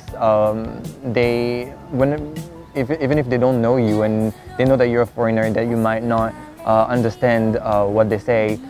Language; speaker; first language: English; non-native, fluent; French